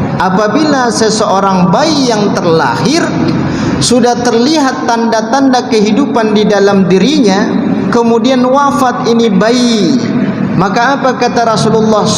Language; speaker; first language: Malay; native; Malay